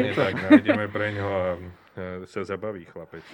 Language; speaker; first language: Slovak; native; Slovak